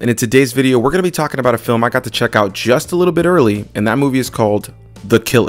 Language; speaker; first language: English; native; English